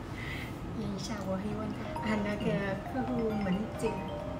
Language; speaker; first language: Chinese; non-native, learner; Vietnamese